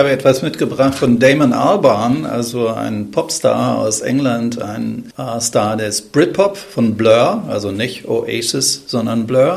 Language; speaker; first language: German; native; German